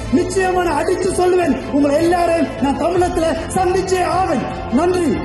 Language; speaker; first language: Tamil; early bilingual, heritage; Tamil